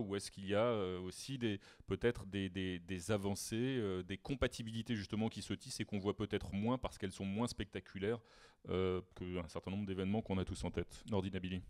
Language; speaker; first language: French; native; French